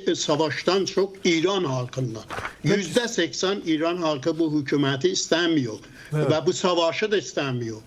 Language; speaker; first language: Turkish; non-native, learner; Azerbaijani